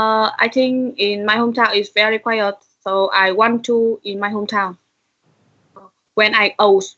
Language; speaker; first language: English; non-native, learner; Vietnamese